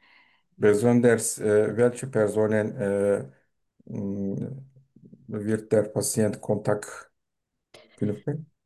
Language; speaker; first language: German; non-native, fluent; Turkish